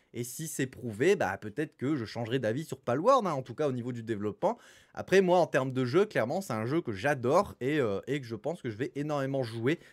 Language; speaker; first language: French; native; French